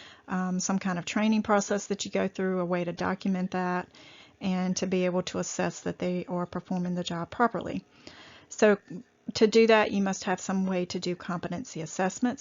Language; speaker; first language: English; native; English